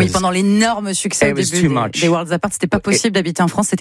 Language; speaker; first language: French; native; French